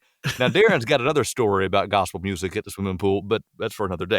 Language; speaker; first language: English; native; English